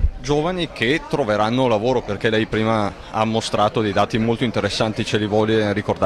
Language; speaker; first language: Italian; native; Italian